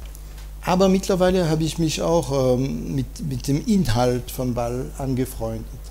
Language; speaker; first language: German; non-native, fluent; French